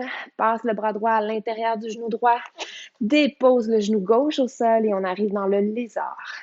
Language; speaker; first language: French; native; French